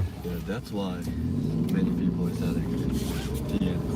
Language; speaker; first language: English; non-native, learner; Japanese